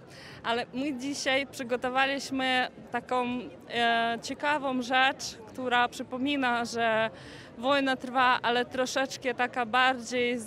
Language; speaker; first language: Polish; non-native, fluent; Ukrainian